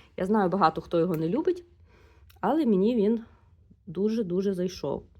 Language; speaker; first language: Ukrainian; non-native, local second language; Russian